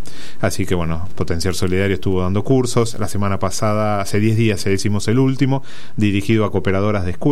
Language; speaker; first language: Spanish; native; Spanish